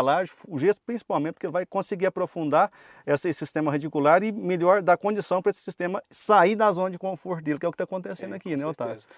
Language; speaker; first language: Portuguese; native; Portuguese